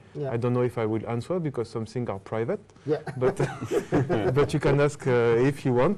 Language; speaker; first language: English; non-native, fluent; French